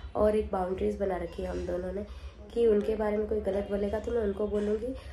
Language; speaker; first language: Hindi; non-native, local second language; Marwari